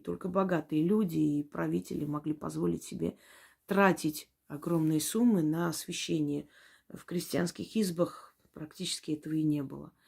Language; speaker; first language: Russian; native; Russian